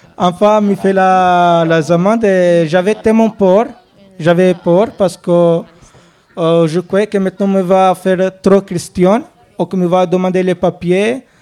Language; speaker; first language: French; non-native, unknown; Albanian